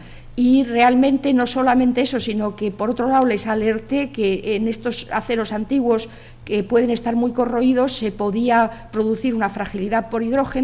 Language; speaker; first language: Spanish; native; Spanish